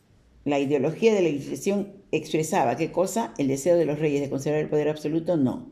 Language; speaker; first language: Spanish; native; Spanish